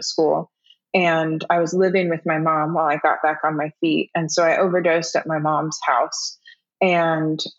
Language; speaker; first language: English; early bilingual, other home language; German